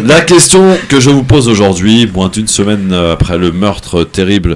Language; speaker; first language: French; native; French